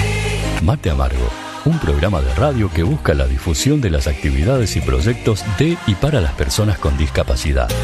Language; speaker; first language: Spanish; native; Spanish